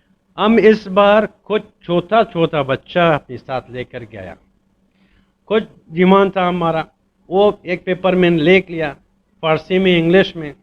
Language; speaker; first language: Hindi; non-native, fluent; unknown